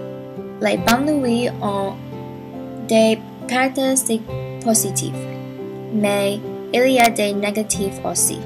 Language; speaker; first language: French; non-native, learner; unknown